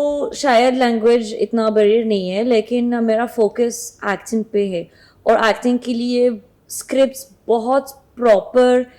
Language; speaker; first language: Hindi; non-native, learner; Arabic